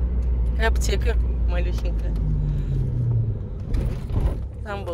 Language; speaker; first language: Russian; native; Russian